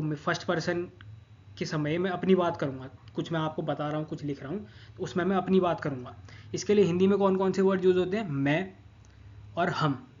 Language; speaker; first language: Hindi; non-native, local second language; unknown